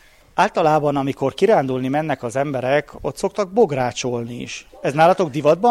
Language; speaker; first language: Hungarian; native; Hungarian